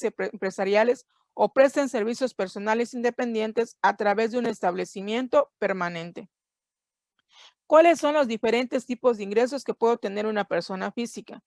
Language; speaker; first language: Spanish; native; Spanish